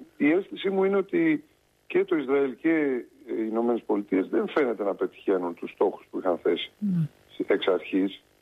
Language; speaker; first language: Greek; native; Greek